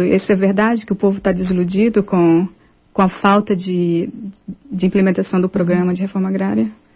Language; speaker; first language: Portuguese; native; Portuguese